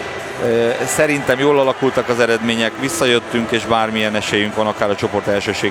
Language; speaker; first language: Hungarian; native; Hungarian